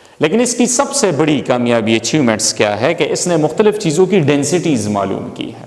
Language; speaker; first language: Urdu; non-native, local second language; Pashto